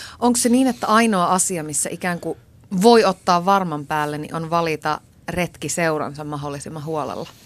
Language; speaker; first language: Finnish; native; Finnish